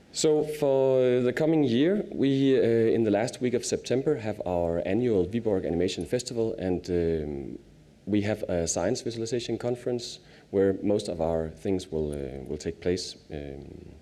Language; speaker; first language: English; non-native, fluent; Danish